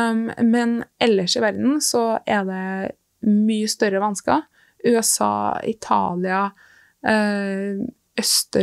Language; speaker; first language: Norwegian; native; Norwegian